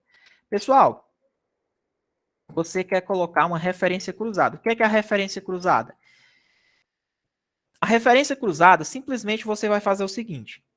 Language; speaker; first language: Portuguese; native; Portuguese